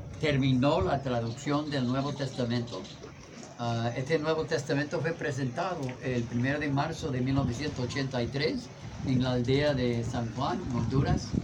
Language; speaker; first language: Spanish; non-native, fluent; English